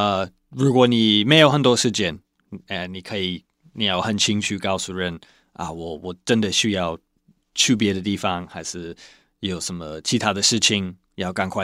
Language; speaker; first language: Chinese; non-native, fluent; English